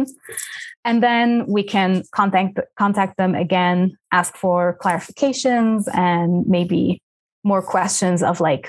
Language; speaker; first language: English; non-native, fluent; Arabic